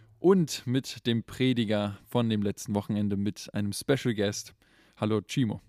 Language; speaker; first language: German; native; German